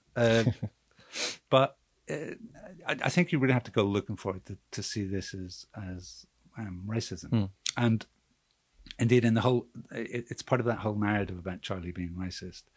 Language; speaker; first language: English; native; English